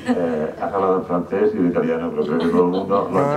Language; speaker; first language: Spanish; native; Spanish